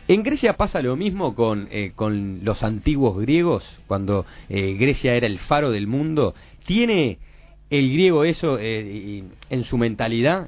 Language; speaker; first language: Spanish; native; Spanish